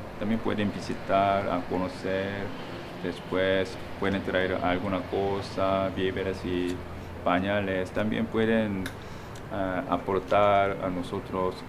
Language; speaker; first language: Spanish; non-native, fluent; Korean